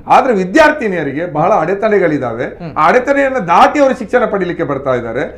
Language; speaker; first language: Kannada; non-native, local second language; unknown